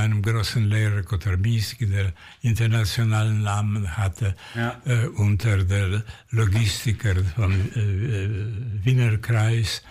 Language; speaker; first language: German; non-native, fluent; Polish